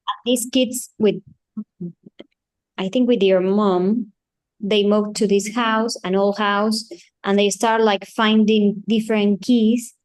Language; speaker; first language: English; non-native, fluent; Spanish